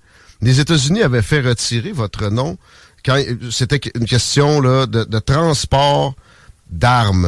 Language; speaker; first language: French; native; French